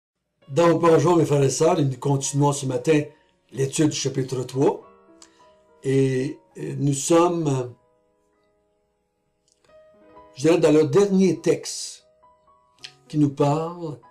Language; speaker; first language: French; native; French